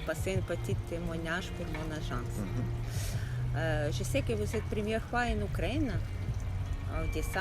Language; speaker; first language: French; non-native, learner; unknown